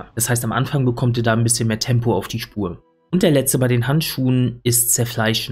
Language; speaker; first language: German; native; German